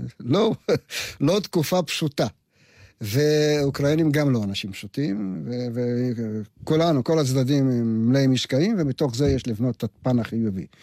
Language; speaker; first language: Hebrew; non-native, fluent; Russian